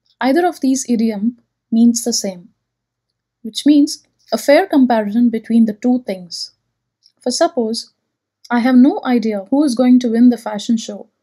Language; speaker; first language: English; non-native, local second language; Telugu